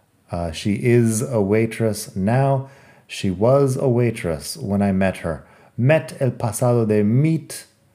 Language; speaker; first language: English; native; English